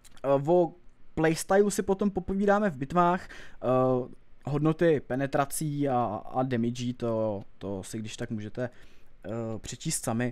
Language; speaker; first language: Czech; native; Czech